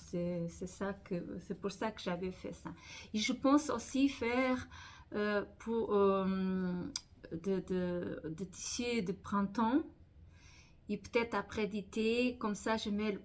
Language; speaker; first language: French; non-native, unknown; Portuguese